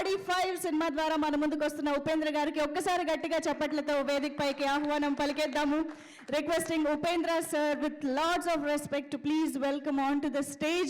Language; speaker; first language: Telugu; native; Telugu